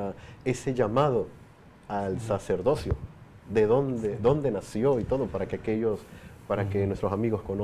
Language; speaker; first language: Spanish; native; Spanish